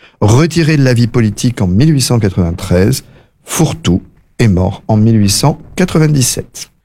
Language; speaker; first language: French; native; French